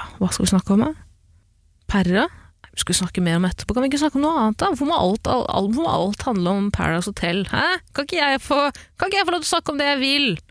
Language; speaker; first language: Norwegian; early bilingual, other home language; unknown